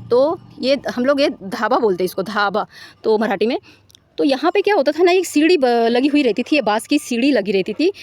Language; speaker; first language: Hindi; non-native, local second language; Marathi